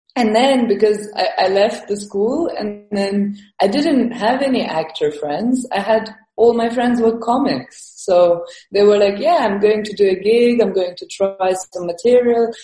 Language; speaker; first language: English; early bilingual, other home language; Estonian